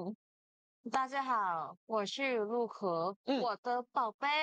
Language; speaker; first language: Chinese; non-native, learner; Thai